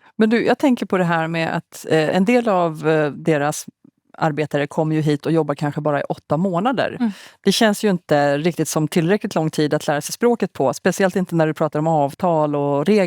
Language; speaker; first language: Swedish; native; Swedish